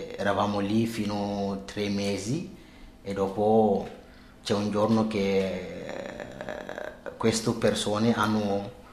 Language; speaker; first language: Italian; non-native, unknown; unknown